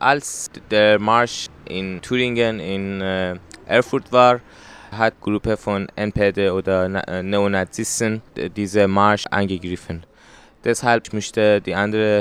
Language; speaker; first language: German; non-native, learner; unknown